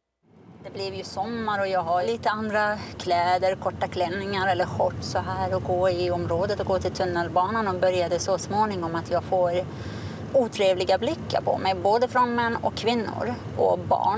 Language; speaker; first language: Swedish; non-native, fluent; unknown